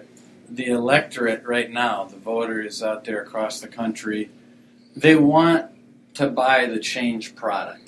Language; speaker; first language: English; native; English